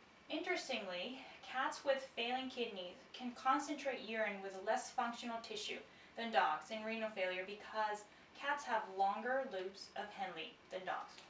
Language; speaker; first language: English; non-native, fluent; Japanese